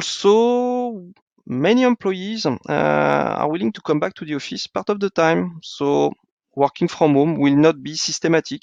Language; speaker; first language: English; non-native, fluent; French